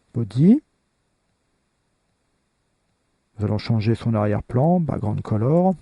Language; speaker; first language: French; native; French